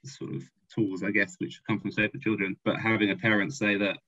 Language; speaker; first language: English; native; English